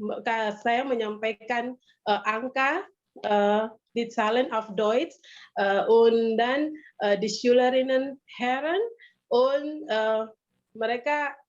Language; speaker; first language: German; non-native, learner; Indonesian